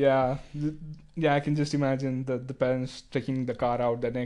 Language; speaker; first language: English; non-native, local second language; Tamil